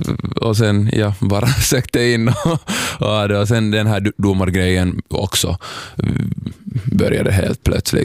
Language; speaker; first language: Swedish; non-native, fluent; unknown